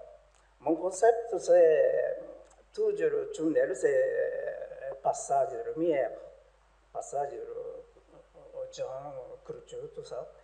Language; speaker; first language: French; non-native, learner; Japanese